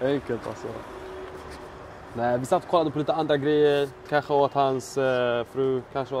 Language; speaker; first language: Swedish; native; Swedish